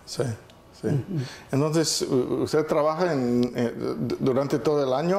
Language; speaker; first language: Spanish; non-native, fluent; English